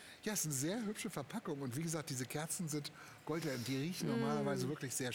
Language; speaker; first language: German; native; German